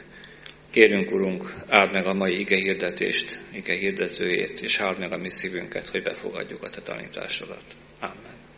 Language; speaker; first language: Hungarian; native; Hungarian